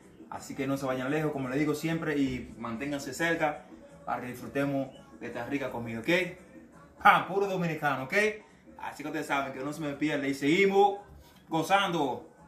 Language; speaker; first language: Spanish; native; Spanish